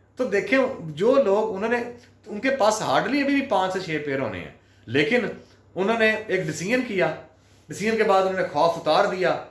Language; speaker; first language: Urdu; non-native, local second language; Punjabi